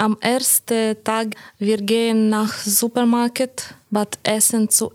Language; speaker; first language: German; non-native, learner; Ukrainian